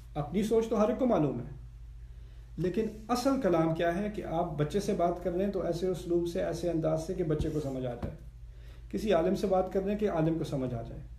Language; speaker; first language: Urdu; early bilingual, heritage; Urdu